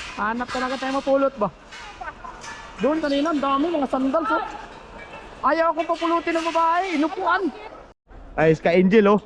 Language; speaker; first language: Filipino; native; Filipino